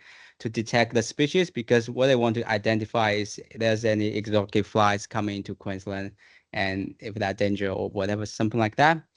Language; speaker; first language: English; non-native, fluent; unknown